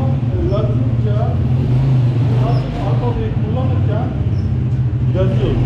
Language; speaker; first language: Turkish; non-native, learner; Persian